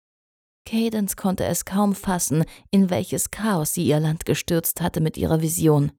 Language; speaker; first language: German; native; German